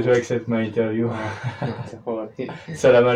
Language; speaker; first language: English; non-native, learner; French